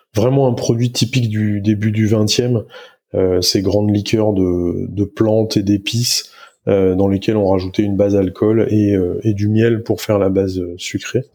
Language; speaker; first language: French; native; French